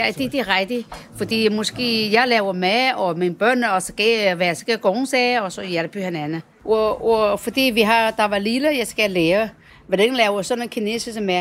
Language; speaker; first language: Danish; non-native, learner; Chinese